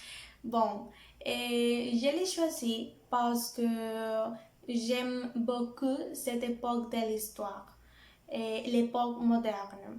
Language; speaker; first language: French; non-native, learner; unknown